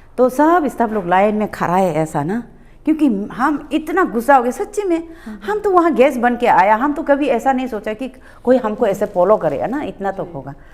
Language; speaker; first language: Hindi; non-native, local second language; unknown